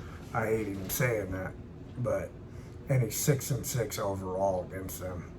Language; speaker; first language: English; native; English